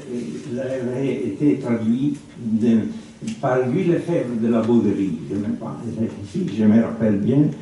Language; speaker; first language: French; non-native, fluent; Italian